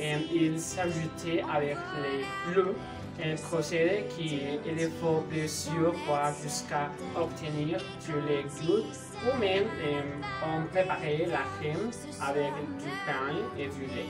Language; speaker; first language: French; non-native, learner; Spanish